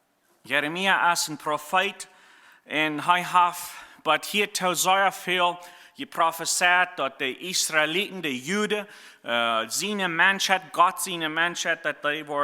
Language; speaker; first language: German; non-native, learner; Plautdietsch